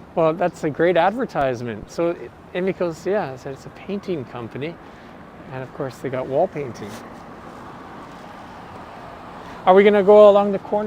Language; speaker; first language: English; non-native, fluent; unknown